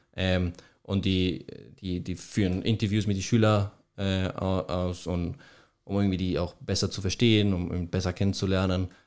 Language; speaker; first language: German; non-native, fluent; Spanish